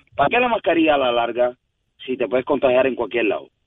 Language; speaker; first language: Spanish; native; Spanish